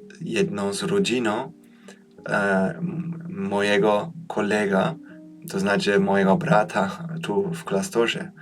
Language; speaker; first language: Polish; early bilingual, heritage; Polish